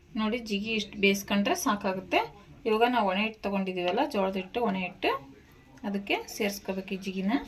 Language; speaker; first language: Kannada; native; Kannada